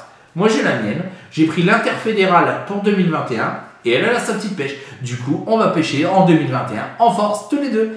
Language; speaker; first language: French; native; French